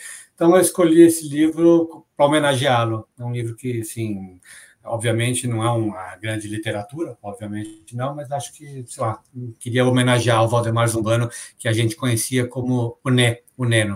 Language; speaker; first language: Portuguese; native; Portuguese